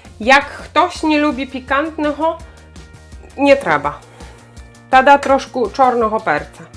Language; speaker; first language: Polish; non-native, learner; Ukrainian